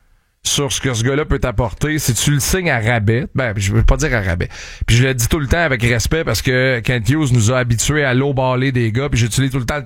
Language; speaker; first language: French; native; French